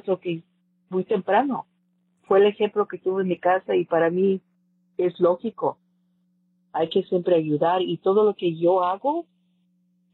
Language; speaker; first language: Spanish; early bilingual, heritage; Spanish